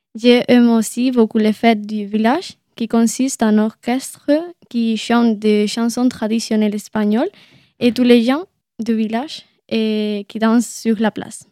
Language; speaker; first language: French; non-native, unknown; Spanish